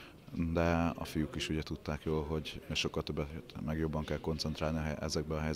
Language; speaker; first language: Hungarian; native; Hungarian